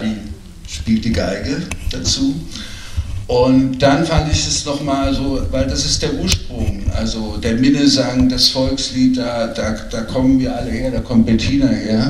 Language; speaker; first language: German; native; German